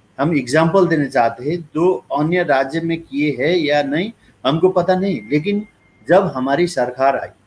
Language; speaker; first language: Hindi; non-native, local second language; Nepali